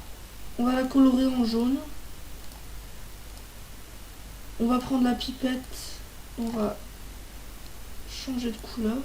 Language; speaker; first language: French; native; French